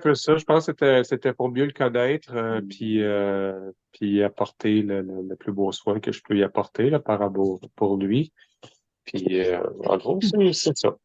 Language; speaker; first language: French; native; French